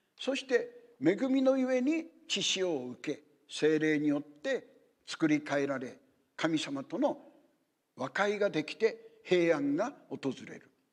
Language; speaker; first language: Japanese; native; Japanese